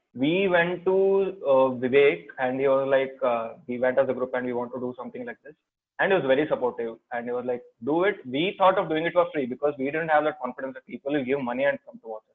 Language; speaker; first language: English; non-native, local second language; Kannada